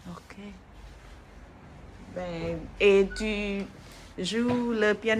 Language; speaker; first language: French; non-native, learner; English